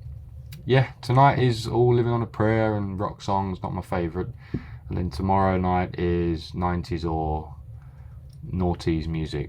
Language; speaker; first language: English; native; English